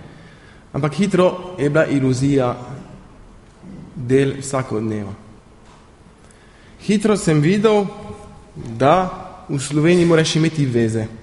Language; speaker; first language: Slovenian; early bilingual, heritage; Slovenian